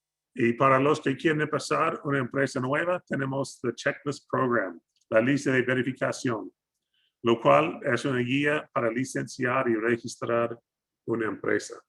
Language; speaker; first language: Spanish; non-native, fluent; English